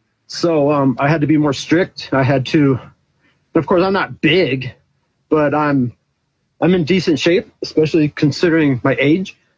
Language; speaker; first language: English; native; English